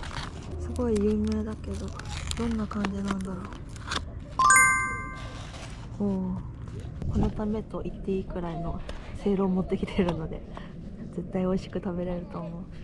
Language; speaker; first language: Japanese; native; Japanese